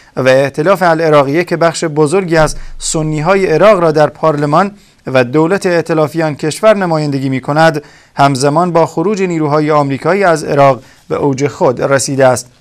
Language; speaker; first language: Persian; non-native, local second language; Kurdish